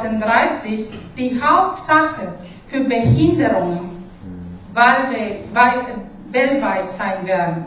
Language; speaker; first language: German; non-native, fluent; Spanish